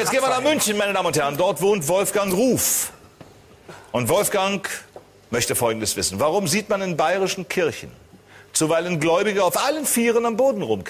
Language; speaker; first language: German; native; German